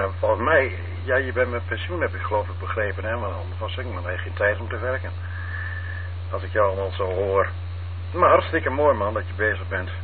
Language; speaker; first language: Dutch; native; Dutch